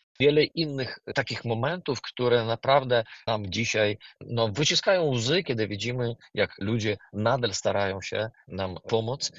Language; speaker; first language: Polish; non-native, fluent; Ukrainian